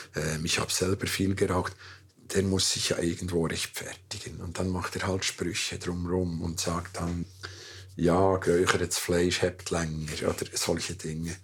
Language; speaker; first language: German; native; German